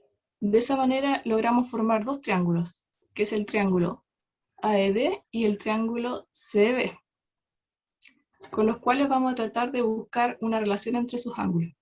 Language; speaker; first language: Spanish; native; Spanish